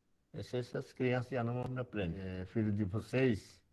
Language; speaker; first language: Portuguese; non-native, local second language; Yanomámi